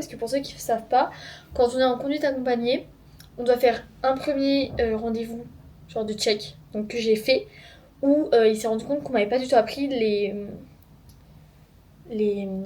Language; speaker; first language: French; native; French